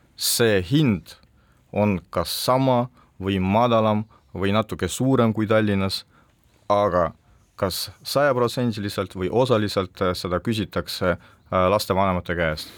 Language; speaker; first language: Estonian; non-native, local second language; Russian